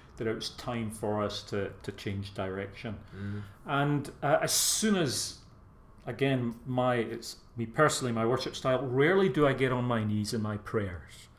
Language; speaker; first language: English; native; English